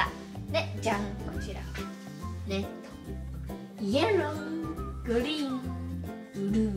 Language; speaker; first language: Japanese; native; Japanese